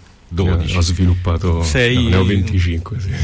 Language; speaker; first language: Italian; native; Italian